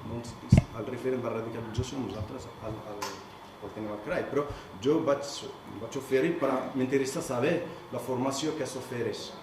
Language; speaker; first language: Catalan; non-native, fluent; Arabic